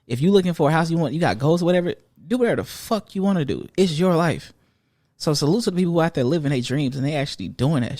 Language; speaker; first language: English; native; English